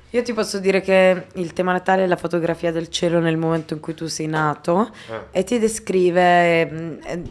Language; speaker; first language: Italian; native; Italian